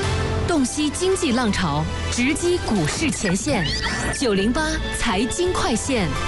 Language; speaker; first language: Chinese; native; Chinese